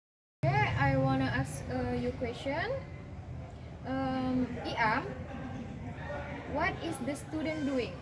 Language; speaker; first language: English; non-native, learner; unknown